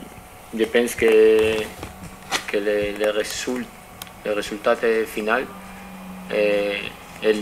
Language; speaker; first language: French; non-native, learner; Spanish